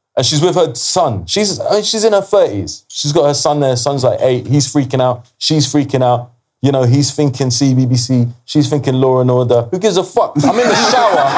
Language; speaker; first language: English; native; English